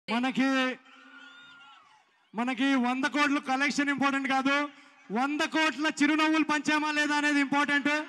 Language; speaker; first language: Telugu; native; Telugu